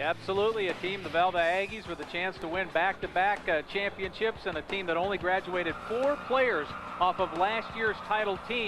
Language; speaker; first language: English; native; English